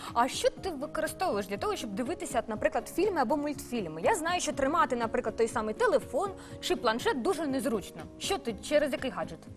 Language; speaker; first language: Ukrainian; native; Ukrainian